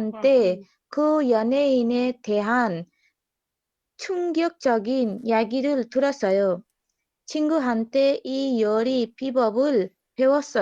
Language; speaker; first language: Korean; non-native, learner; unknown